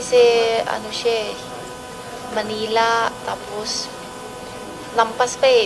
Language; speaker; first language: Filipino; non-native, learner; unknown